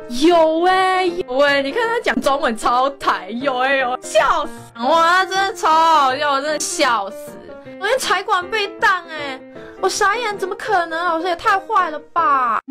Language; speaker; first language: Chinese; non-native, fluent; Korean